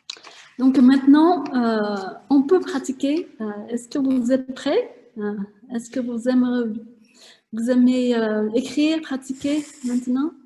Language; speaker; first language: French; non-native, fluent; Vietnamese